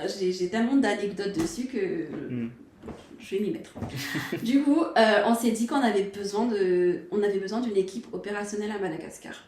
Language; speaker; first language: French; non-native, local second language; Malagasy